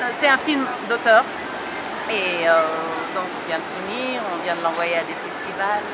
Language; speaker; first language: French; early bilingual, heritage; French